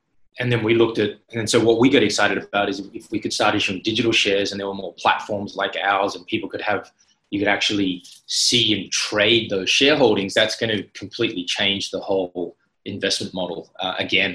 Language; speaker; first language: English; native; English